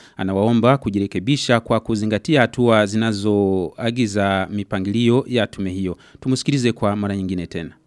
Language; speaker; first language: Swahili; non-native, local second language; Rundi